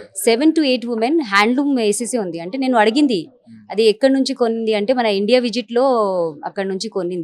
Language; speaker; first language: Telugu; non-native, learner; Hindi